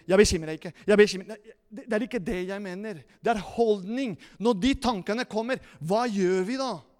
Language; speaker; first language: Norwegian; non-native, fluent; Spanish